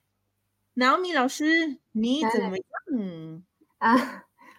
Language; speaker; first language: Chinese; non-native, fluent; Spanish